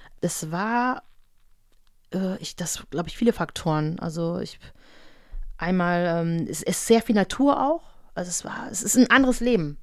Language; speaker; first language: German; native; German